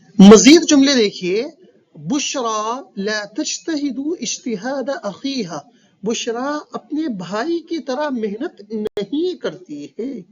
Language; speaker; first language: Urdu; native; Urdu